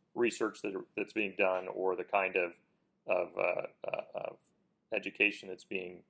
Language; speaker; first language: English; native; English